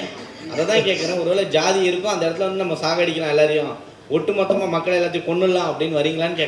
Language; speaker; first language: Tamil; native; Tamil